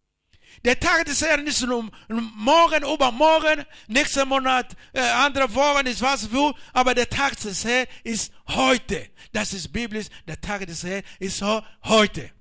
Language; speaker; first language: German; non-native, learner; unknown